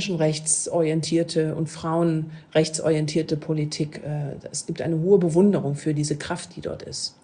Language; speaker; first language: German; native; German